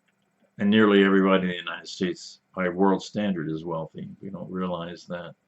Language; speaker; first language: English; native; English